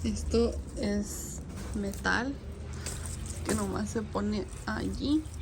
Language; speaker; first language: Spanish; early bilingual, heritage; Spanish